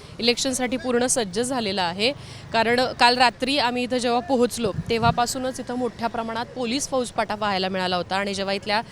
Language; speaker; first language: Marathi; native; Marathi